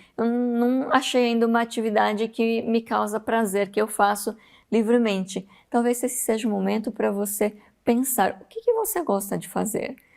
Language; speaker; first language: Portuguese; non-native, fluent; Spanish